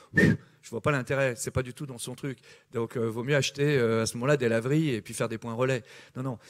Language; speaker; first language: French; native; French